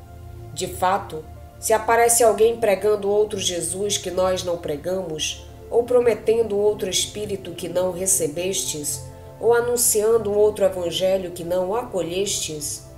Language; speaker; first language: Portuguese; native; Portuguese